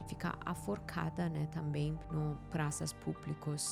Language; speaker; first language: Portuguese; non-native, learner; Persian